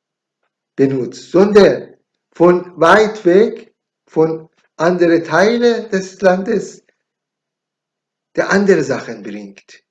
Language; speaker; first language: German; non-native, learner; Persian